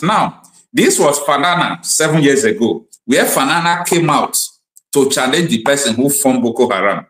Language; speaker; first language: English; non-native, local second language; Igbo